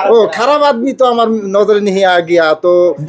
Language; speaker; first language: Hindi; non-native, learner; Bangla